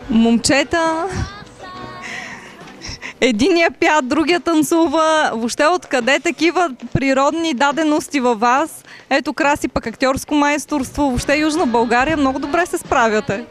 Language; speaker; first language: Bulgarian; native; Bulgarian